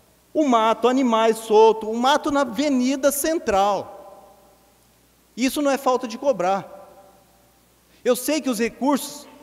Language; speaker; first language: Portuguese; native; Portuguese